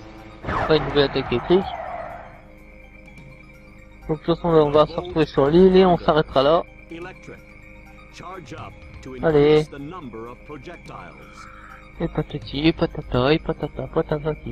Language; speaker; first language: French; native; French